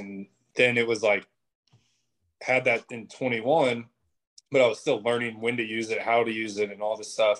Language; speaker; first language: English; native; English